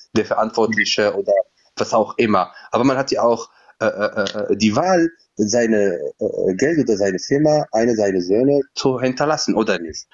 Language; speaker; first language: German; non-native, fluent; Berber languages